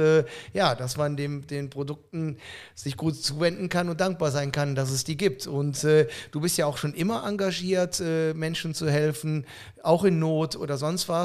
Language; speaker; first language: German; native; German